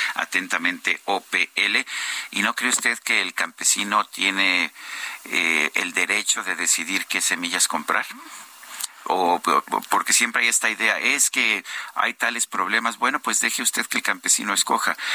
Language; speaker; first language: Spanish; native; Spanish